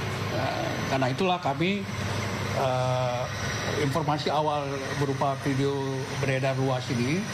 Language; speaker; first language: Indonesian; native; Indonesian